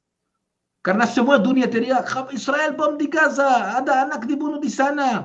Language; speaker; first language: Indonesian; non-native, fluent; Hebrew